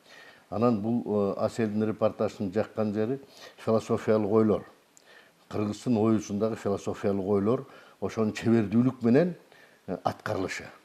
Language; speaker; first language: Kyrgyz; native; Kyrgyz